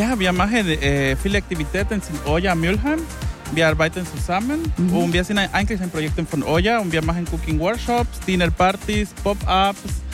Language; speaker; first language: German; non-native, learner; Spanish